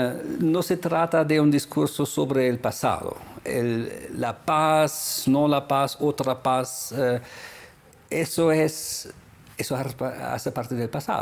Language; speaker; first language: Spanish; non-native, fluent; German